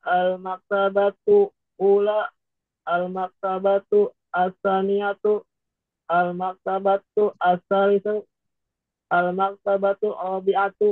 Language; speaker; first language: Arabic; non-native, learner; Indonesian